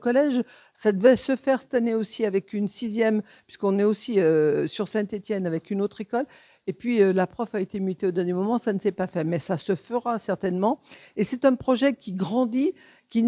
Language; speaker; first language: French; native; French